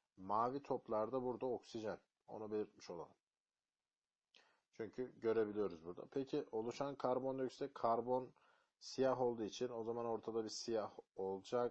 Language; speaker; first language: Turkish; native; Turkish